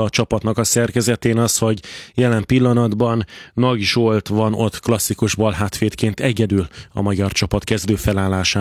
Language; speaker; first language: Hungarian; native; Hungarian